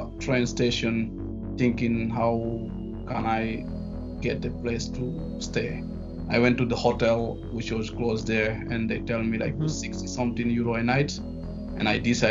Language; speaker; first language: English; non-native, fluent; Fula